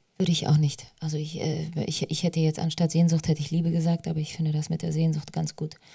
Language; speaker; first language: German; early bilingual, other home language; Polish